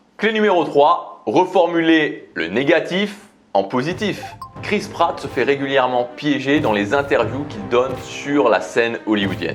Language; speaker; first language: French; native; French